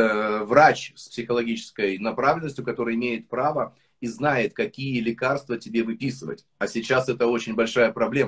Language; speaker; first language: Russian; native; Russian